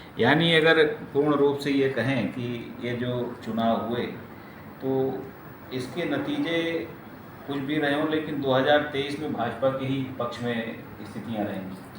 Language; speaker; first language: Hindi; native; Hindi